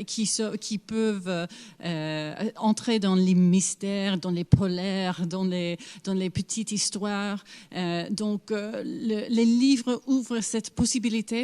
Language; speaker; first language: French; non-native, fluent; English